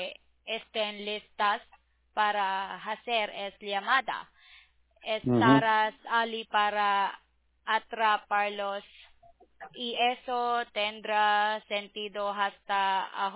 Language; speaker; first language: Spanish; non-native, learner; English